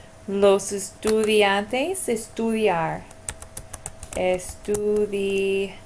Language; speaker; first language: Spanish; non-native, fluent; English